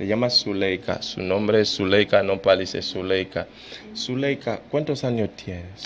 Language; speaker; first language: Spanish; non-native, fluent; Haitian Creole